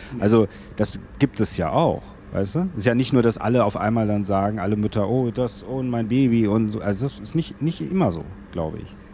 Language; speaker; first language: German; native; German